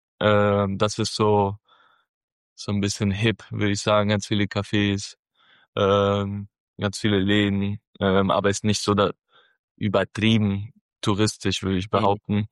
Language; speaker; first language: German; non-native, fluent; Spanish